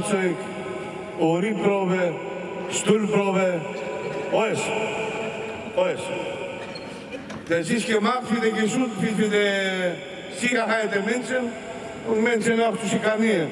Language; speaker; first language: German; non-native, fluent; Greek